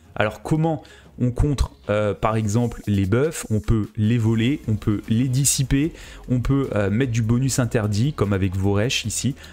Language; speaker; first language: French; native; French